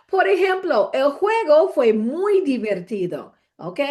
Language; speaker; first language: Spanish; non-native, fluent; English